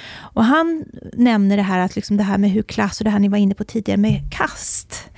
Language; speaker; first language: Swedish; native; Swedish